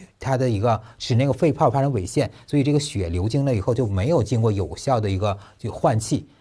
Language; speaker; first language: Chinese; native; Chinese